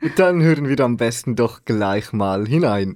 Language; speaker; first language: German; native; German